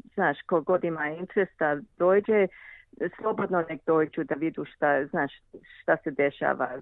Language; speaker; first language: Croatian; early bilingual, heritage; Croatian